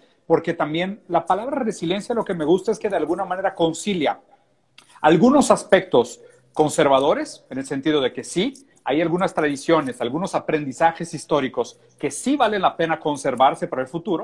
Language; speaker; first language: Spanish; native; Spanish